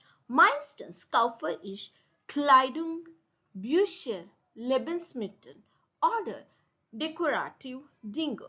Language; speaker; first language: German; non-native, fluent; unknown